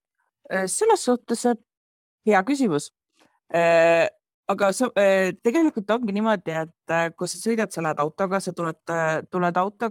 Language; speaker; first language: Estonian; native; Estonian